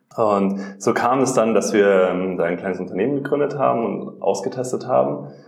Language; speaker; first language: German; native; German